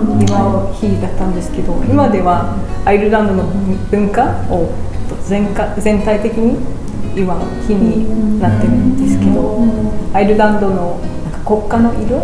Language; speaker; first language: Japanese; non-native, fluent; English